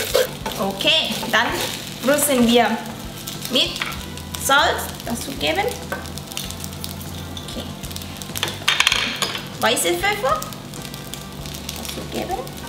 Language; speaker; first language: German; non-native, learner; Thai